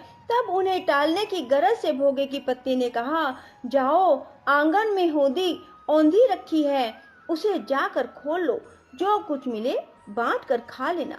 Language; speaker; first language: Hindi; native; Hindi